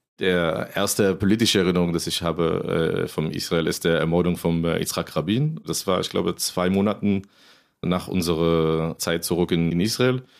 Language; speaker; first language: German; non-native, fluent; Hebrew